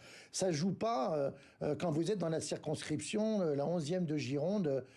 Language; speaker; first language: French; native; French